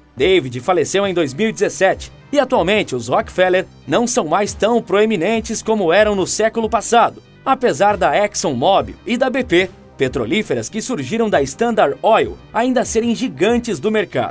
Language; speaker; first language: Portuguese; native; Portuguese